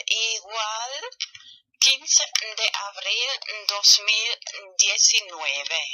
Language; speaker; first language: Spanish; non-native, fluent; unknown